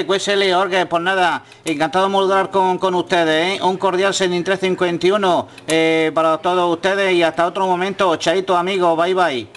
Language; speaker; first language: Spanish; native; Spanish